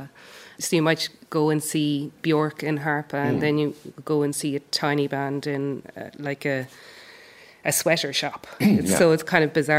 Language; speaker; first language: English; native; English